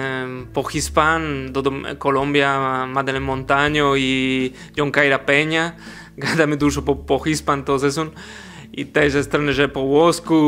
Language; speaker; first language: Polish; non-native, learner; Spanish